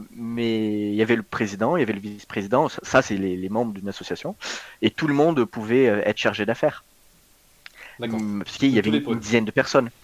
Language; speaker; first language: French; non-native, fluent; Portuguese